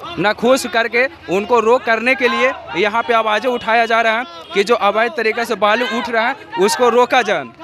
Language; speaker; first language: Hindi; native; Hindi